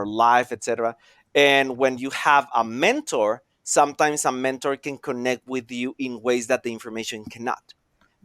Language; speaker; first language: English; non-native, fluent; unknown